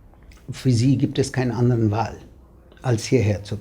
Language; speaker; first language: German; non-native, fluent; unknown